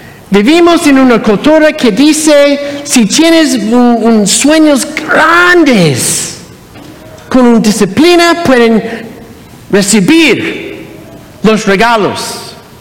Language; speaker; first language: Spanish; non-native, learner; English